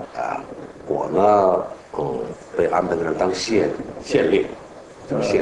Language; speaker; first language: Chinese; native; Chinese